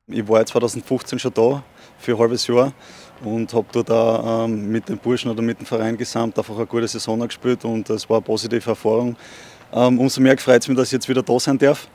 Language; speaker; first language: German; native; German